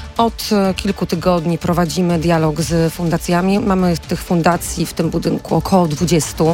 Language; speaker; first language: Polish; native; Polish